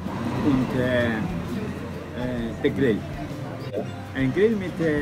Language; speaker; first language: German; non-native, learner; Greek